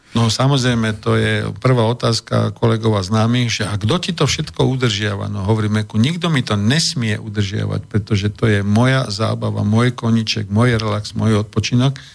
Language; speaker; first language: Slovak; native; Slovak